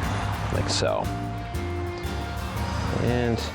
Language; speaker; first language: English; native; English